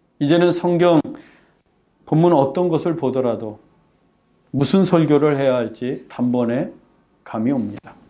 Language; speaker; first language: Korean; native; Korean